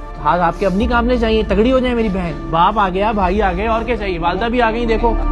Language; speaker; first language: Urdu; native; Urdu